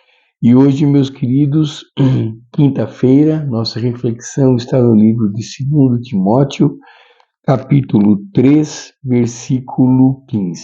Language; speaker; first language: Portuguese; native; Portuguese